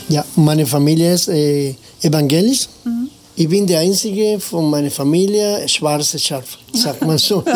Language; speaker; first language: German; non-native, fluent; Spanish